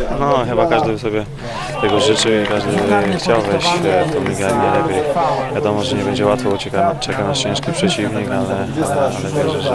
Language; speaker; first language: Polish; native; Polish